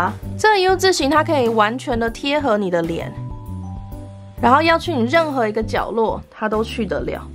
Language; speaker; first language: Chinese; native; Chinese